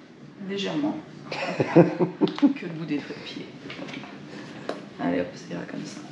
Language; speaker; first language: French; native; French